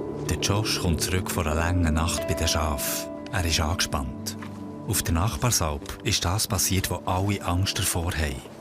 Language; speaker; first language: German; native; German